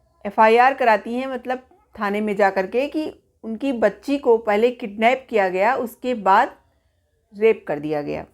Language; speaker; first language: Hindi; native; Hindi